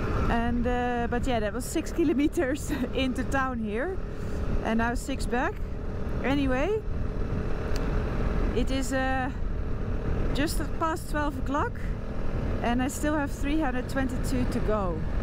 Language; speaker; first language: English; non-native, fluent; Dutch